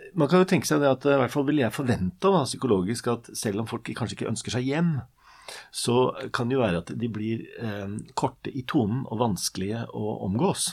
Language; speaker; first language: Norwegian; native; Norwegian